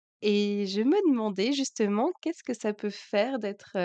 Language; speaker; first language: French; native; French